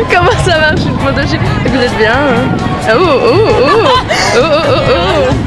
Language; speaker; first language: French; native; French